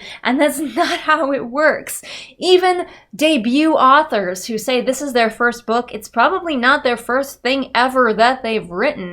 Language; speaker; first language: English; native; English